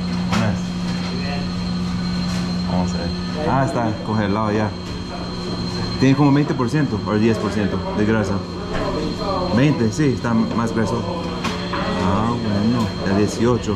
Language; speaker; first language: Spanish; non-native, learner; English